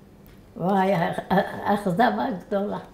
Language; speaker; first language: Hebrew; early bilingual, other home language; Arabic